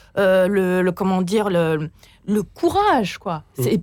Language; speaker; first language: French; native; French